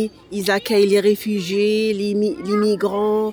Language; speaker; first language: French; non-native, local second language; Arabic